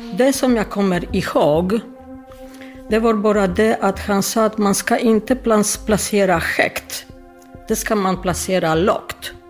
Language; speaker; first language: Swedish; non-native, fluent; Polish